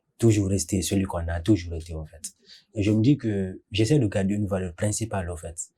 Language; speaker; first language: French; non-native, fluent; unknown